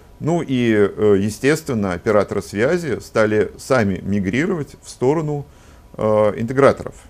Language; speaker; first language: Russian; native; Russian